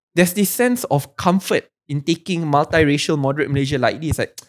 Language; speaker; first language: English; non-native, local second language; Malay